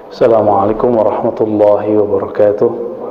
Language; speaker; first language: Indonesian; native; Indonesian